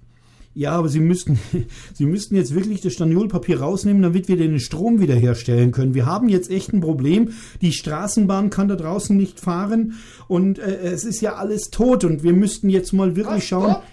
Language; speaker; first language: German; native; German